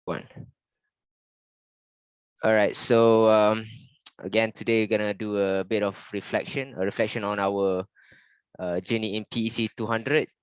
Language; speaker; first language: English; non-native, learner; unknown